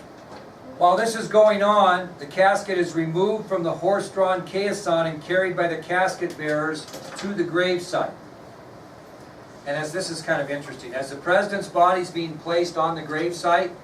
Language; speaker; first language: English; native; English